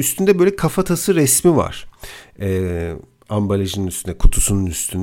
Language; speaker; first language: Turkish; native; Turkish